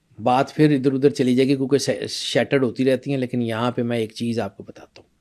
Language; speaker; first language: Urdu; non-native, local second language; Punjabi